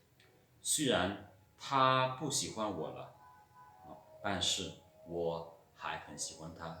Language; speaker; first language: Chinese; non-native, fluent; Lao